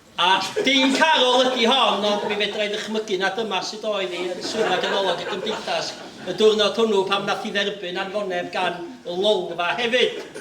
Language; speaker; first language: Welsh; native; Welsh